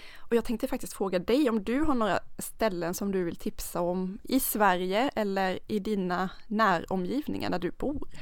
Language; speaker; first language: Swedish; native; Swedish